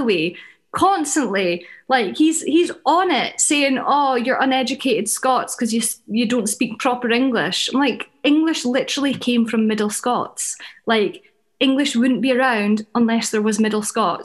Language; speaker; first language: English; native; English